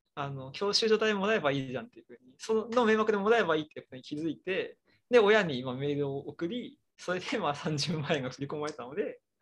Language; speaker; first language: Japanese; native; Japanese